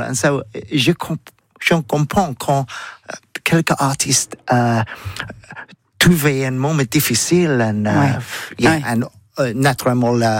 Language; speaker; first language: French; non-native, learner; English